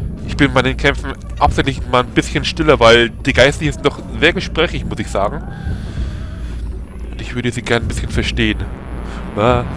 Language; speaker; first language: German; native; German